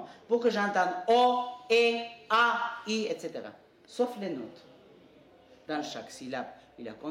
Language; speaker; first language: French; non-native, fluent; Armenian